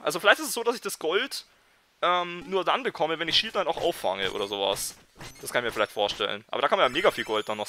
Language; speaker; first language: German; native; German